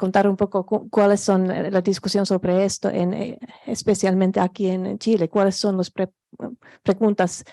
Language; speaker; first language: Spanish; non-native, learner; Finnish